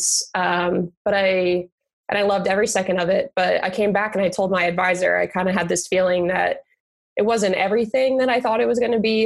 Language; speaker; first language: English; native; English